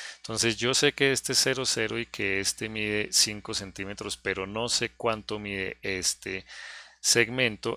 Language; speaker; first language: Spanish; native; Spanish